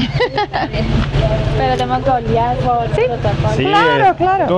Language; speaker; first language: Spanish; non-native, learner; Portuguese